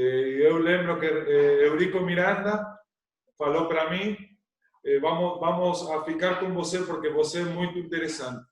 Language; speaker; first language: Portuguese; non-native, learner; Spanish